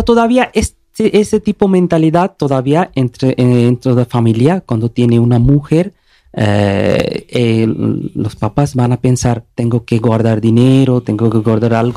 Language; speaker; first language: Spanish; non-native, learner; Bangla